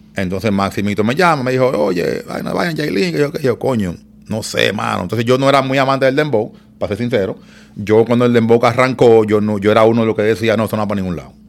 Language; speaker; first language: Spanish; native; Spanish